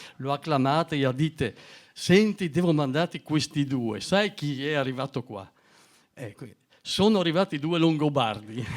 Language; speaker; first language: Italian; non-native, local second language; Friulian